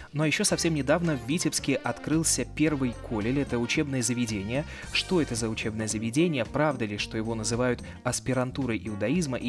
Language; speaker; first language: Russian; native; Russian